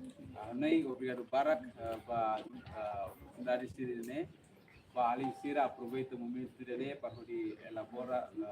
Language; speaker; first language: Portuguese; non-native, local second language; Tetum